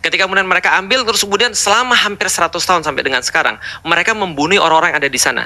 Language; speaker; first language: Indonesian; native; Indonesian